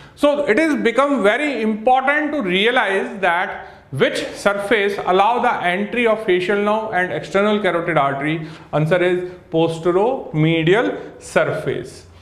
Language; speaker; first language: English; non-native, local second language; Hindi